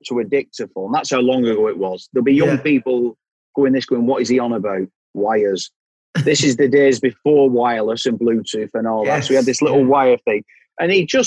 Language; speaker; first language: English; native; English